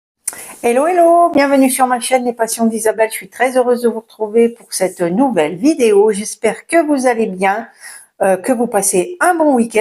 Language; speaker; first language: French; native; French